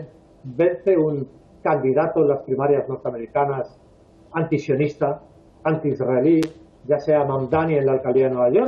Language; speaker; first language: Spanish; native; Spanish